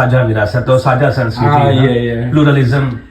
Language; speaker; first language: Hindi; native; Hindi